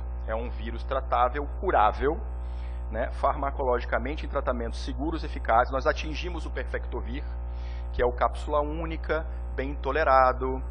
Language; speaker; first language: Portuguese; native; Portuguese